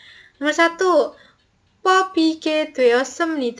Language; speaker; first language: Korean; non-native, learner; Indonesian